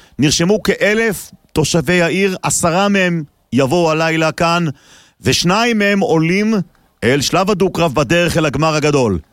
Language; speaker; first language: Hebrew; native; Hebrew